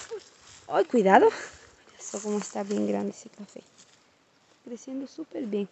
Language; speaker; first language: Spanish; non-native, learner; Portuguese